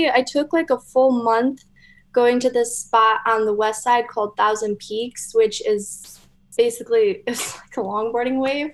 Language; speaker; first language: English; native; English